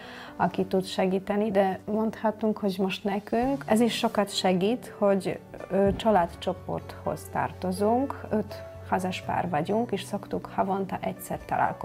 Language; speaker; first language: Hungarian; non-native, fluent; Polish